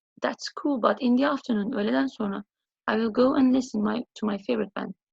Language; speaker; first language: English; non-native, fluent; Turkish